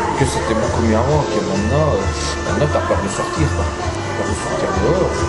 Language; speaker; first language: French; early bilingual, other home language; Turkish